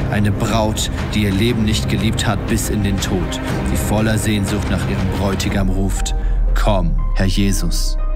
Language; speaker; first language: German; native; German